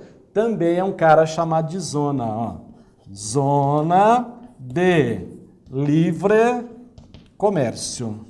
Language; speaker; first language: Portuguese; native; Portuguese